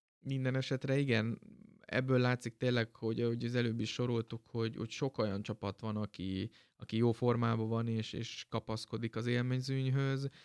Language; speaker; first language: Hungarian; native; Hungarian